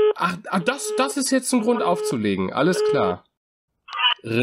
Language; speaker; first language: German; native; German